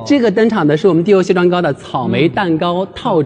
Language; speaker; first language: Chinese; native; Chinese